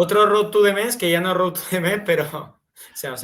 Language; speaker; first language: Spanish; native; Spanish